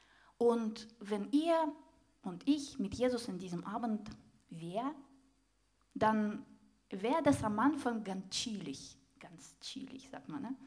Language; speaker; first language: German; non-native, fluent; Russian